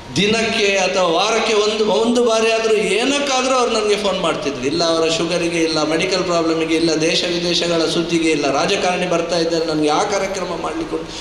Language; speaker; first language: Kannada; non-native, local second language; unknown